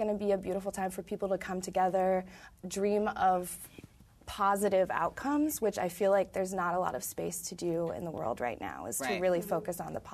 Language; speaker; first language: English; native; English